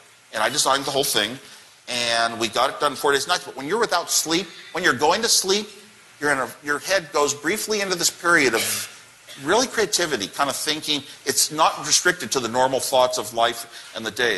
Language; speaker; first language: English; native; English